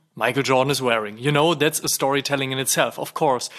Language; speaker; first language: English; non-native, fluent; German